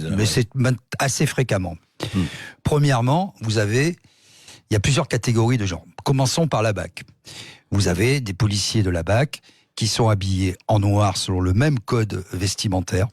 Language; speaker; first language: French; native; French